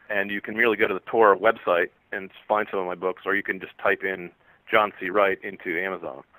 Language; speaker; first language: English; native; English